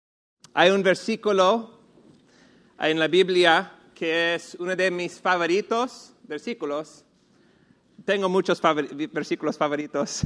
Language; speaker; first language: Spanish; non-native, fluent; English